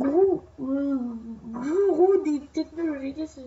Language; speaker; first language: French; native; French